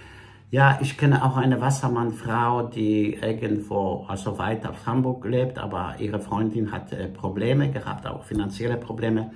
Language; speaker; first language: German; non-native, fluent; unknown